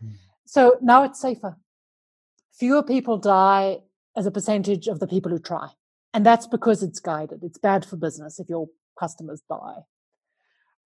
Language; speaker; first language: English; native; English